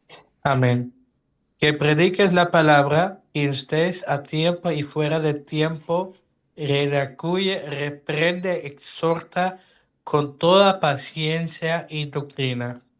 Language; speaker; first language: Spanish; non-native, fluent; Dutch